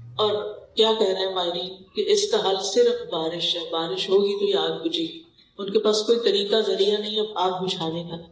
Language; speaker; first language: Urdu; native; Urdu